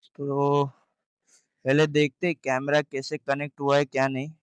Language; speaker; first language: Hindi; non-native, local second language; Marathi